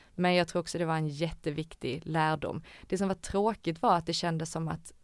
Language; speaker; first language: Swedish; native; Swedish